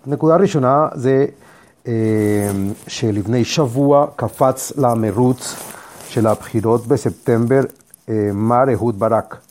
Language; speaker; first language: Hebrew; non-native, fluent; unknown